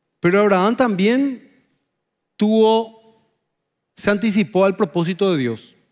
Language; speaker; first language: Spanish; native; Spanish